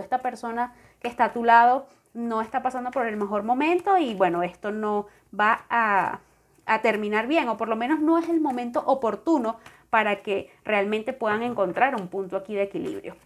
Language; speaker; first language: Spanish; native; Spanish